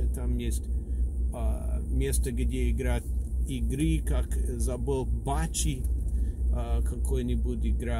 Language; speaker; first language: Russian; non-native, learner; English